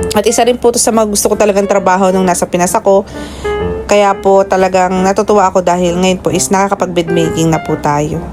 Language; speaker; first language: Filipino; native; Filipino